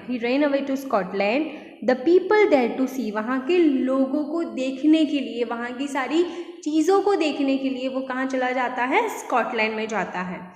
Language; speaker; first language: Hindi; non-native, local second language; Gujarati